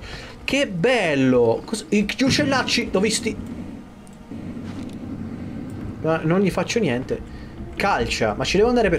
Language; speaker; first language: Italian; native; Italian